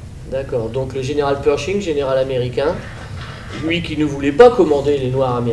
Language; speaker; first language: French; native; French